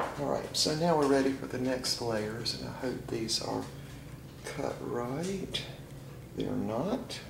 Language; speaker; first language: English; native; English